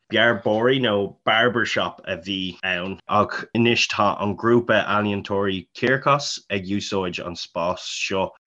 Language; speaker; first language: Irish; non-native, local second language; English